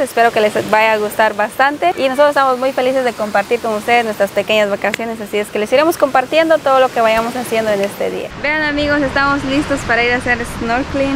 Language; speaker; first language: Spanish; native; Spanish